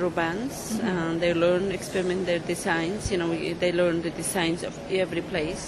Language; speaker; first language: English; non-native, learner; Spanish